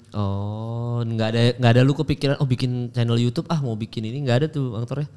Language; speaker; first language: Indonesian; native; Indonesian